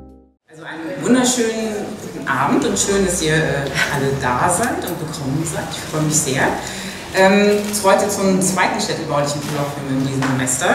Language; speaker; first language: German; native; German